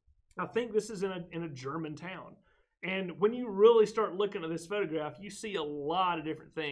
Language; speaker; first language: English; native; English